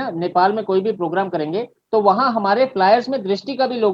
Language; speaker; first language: Hindi; native; Hindi